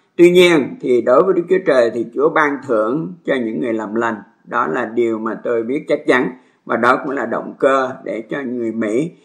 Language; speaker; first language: Vietnamese; native; Vietnamese